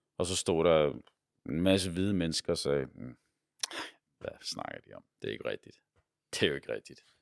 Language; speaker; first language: Danish; early bilingual, other home language; Arabic